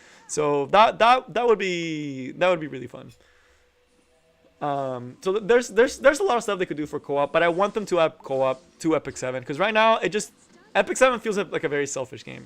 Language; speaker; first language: English; native; English